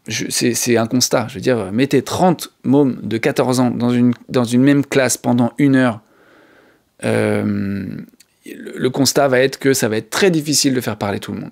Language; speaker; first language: French; native; French